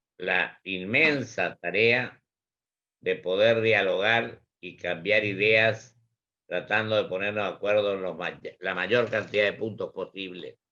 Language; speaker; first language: Spanish; native; Spanish